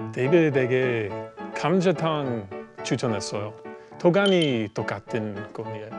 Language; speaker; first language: Korean; non-native, fluent; English